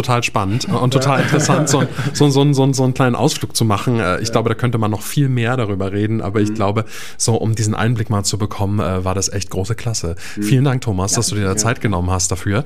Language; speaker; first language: German; native; German